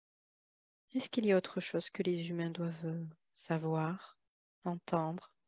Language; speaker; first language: French; native; French